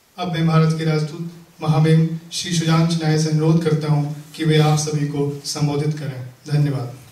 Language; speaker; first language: Hindi; native; Hindi